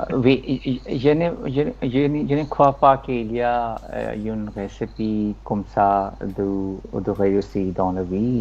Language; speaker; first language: French; non-native, learner; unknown